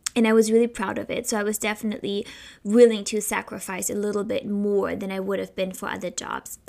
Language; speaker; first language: English; non-native, fluent; German